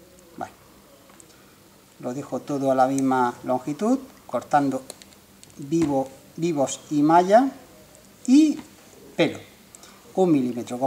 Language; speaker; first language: Spanish; native; Spanish